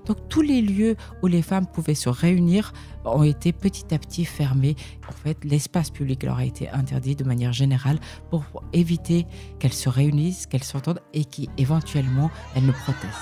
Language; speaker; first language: French; early bilingual, other home language; Persian